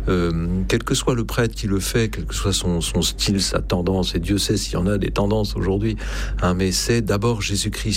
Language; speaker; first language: French; native; French